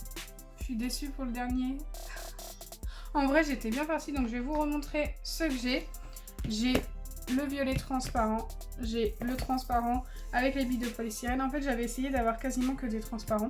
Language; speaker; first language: French; native; French